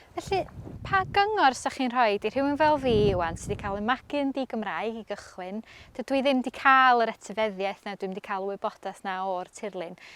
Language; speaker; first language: Welsh; non-native, local second language; English